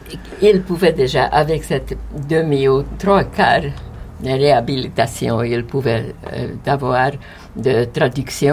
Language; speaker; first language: French; non-native, fluent; Hungarian